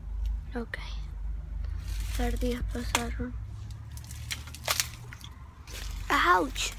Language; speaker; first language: Spanish; early bilingual, heritage; Spanish